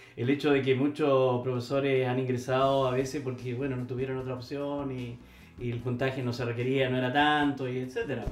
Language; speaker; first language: Spanish; native; Spanish